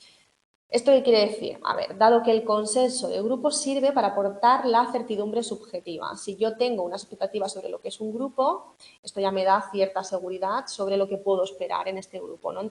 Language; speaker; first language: Spanish; native; Spanish